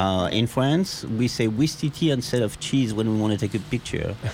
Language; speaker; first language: English; non-native, fluent; French